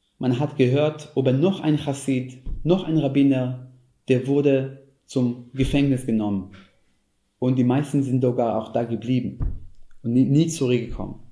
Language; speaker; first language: German; non-native, fluent; Hebrew